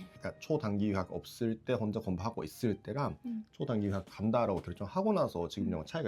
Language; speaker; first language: Korean; non-native, fluent; Japanese